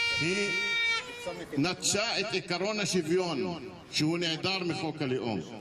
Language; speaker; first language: Hebrew; non-native, local second language; Arabic